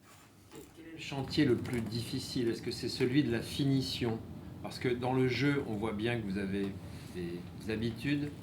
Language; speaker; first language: French; native; French